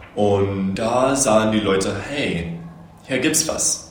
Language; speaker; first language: German; non-native, learner; English